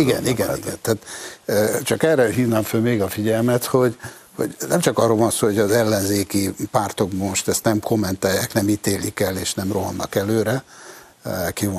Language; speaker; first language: Hungarian; native; Hungarian